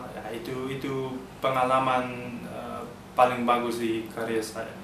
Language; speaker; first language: Indonesian; early bilingual, heritage; Dutch